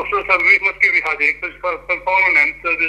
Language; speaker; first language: Danish; non-native, learner; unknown